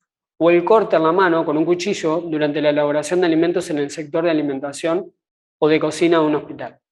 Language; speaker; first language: Spanish; native; Spanish